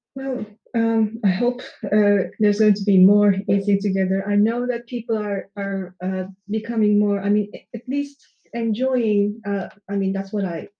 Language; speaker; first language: English; non-native, fluent; Turkish